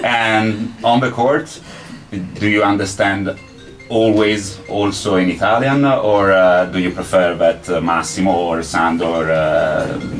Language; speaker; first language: English; non-native, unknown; Italian